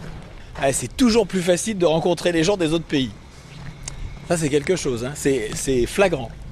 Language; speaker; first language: French; native; French